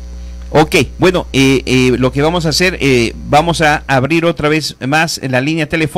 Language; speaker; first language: Spanish; native; Spanish